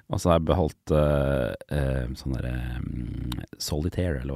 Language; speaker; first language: Norwegian; native; Norwegian